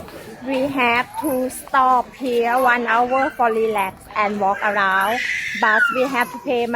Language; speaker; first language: English; non-native, learner; Thai